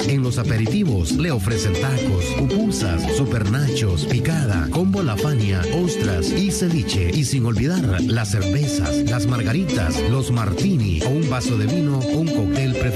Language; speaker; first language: Spanish; native; Spanish